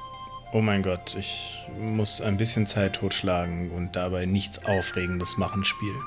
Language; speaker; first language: German; native; German